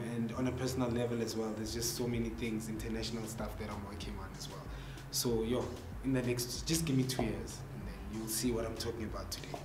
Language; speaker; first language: English; non-native, local second language; Tsonga